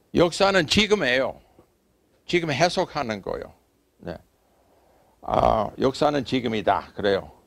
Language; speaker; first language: Korean; non-native, fluent; English